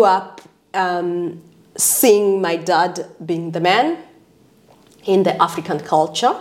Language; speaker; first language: English; non-native, local second language; Kikuyu